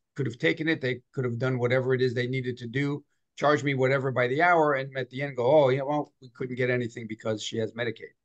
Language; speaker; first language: English; native; English